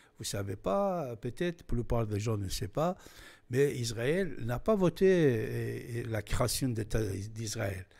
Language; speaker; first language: French; non-native, fluent; Persian